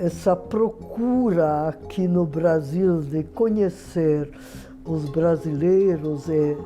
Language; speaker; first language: Portuguese; non-native, fluent; Hungarian